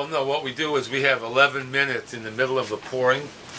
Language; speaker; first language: English; native; English